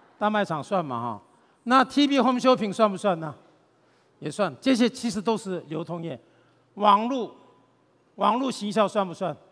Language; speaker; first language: Chinese; native; Chinese